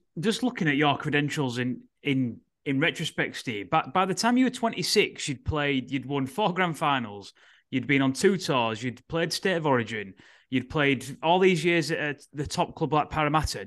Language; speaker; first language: English; native; English